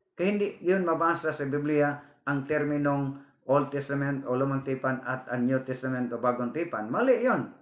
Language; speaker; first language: Filipino; non-native, local second language; Cebuano